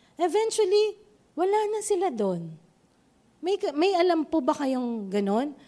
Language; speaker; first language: Filipino; non-native, local second language; Pampanga